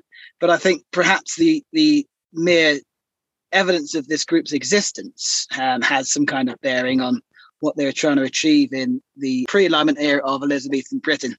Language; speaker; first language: English; native; English